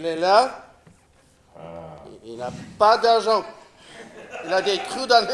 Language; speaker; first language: French; non-native, fluent; English